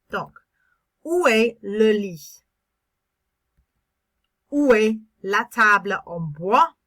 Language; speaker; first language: French; non-native, fluent; English